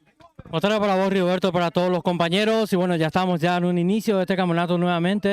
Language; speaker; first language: Spanish; native; Spanish